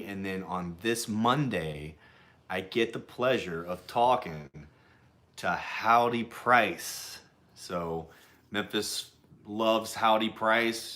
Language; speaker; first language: English; native; English